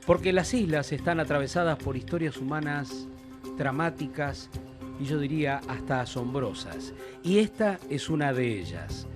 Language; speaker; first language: Spanish; native; Spanish